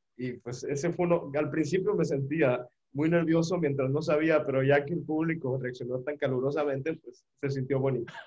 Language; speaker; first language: Spanish; native; Spanish